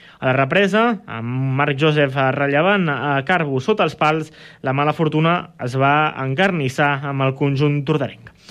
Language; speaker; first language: Catalan; native; Catalan